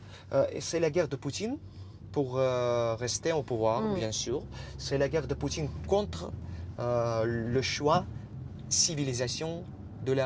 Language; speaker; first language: French; non-native, fluent; Russian